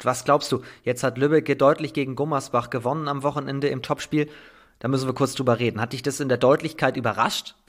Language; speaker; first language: German; native; German